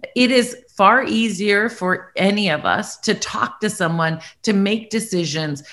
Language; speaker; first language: English; native; English